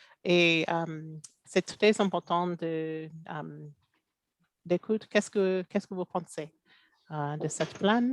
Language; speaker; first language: French; non-native, local second language; English